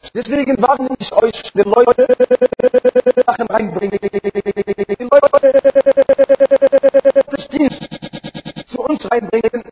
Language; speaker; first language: German; non-native, fluent; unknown